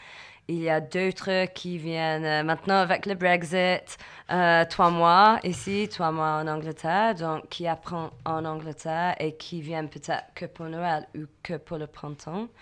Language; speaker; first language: French; non-native, learner; English